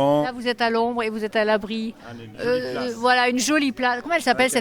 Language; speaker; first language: French; native; French